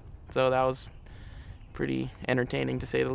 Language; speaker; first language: English; native; English